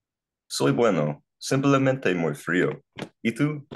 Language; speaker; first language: Spanish; non-native, learner; English